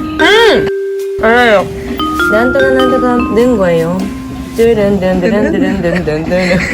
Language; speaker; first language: Korean; non-native, learner; Japanese